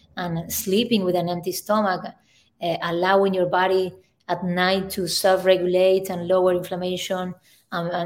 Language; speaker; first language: English; non-native, fluent; Spanish